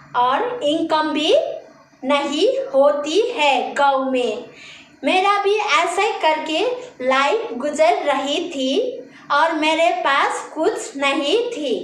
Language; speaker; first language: Hindi; non-native, local second language; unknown